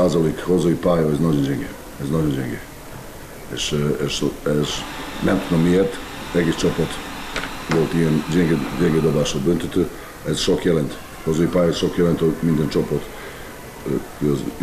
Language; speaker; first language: Hungarian; non-native, learner; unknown